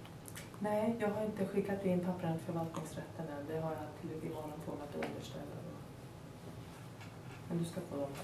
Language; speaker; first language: Swedish; native; Swedish